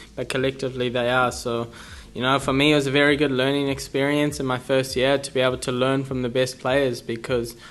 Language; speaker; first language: English; native; English